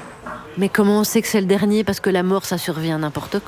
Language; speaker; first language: French; native; French